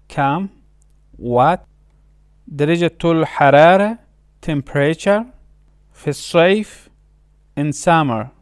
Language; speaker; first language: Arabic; non-native, fluent; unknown